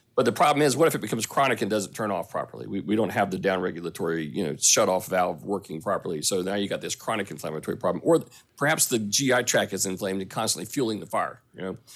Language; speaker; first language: English; native; English